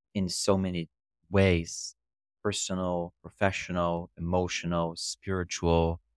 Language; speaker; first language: English; non-native, fluent; Portuguese